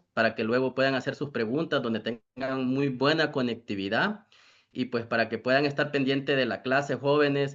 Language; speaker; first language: Spanish; native; Spanish